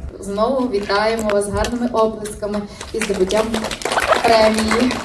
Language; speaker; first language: Ukrainian; native; Ukrainian